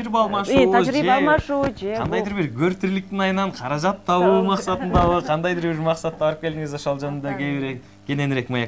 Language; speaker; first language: Kyrgyz; native; Kyrgyz